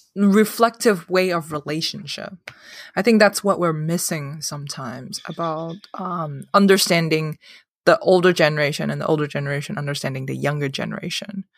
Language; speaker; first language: English; non-native, local second language; Cantonese